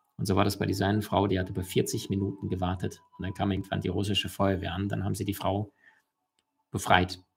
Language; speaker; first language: German; early bilingual, other home language; Russian